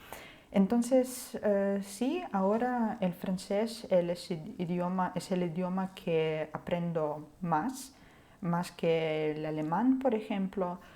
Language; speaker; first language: Spanish; non-native, fluent; Ukrainian